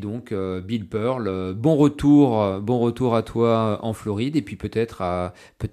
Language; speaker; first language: French; native; French